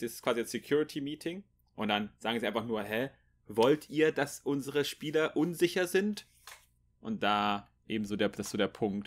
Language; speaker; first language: German; native; German